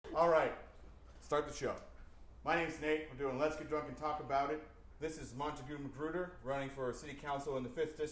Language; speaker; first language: English; native; English